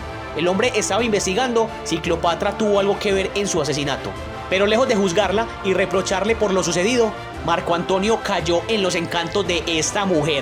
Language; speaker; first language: Spanish; native; Spanish